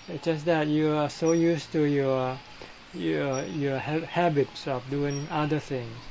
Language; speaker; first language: English; non-native, fluent; Thai